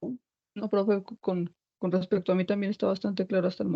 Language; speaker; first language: Spanish; native; Spanish